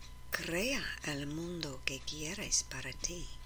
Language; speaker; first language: Spanish; non-native, learner; English